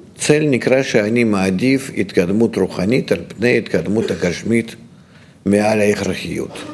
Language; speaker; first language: Hebrew; non-native, fluent; Russian